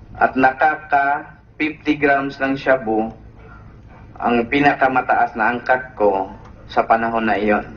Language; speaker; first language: Filipino; non-native, local second language; Cebuano